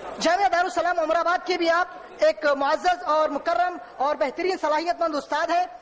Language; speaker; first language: Urdu; native; Urdu